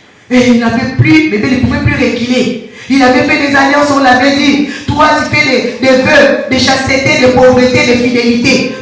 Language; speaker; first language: French; non-native, local second language; Lingala